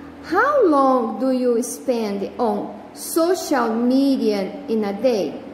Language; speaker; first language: English; non-native, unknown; Portuguese